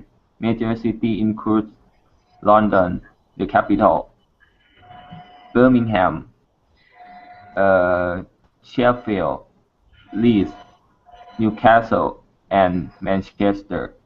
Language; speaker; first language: English; non-native, learner; Thai